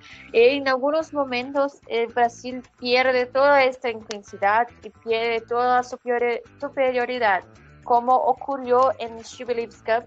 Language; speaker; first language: Spanish; non-native, fluent; Portuguese